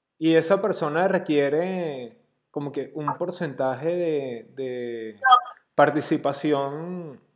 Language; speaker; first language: Spanish; native; Spanish